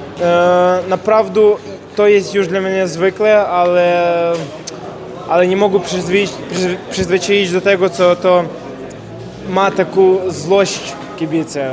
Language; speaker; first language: Polish; non-native, learner; Ukrainian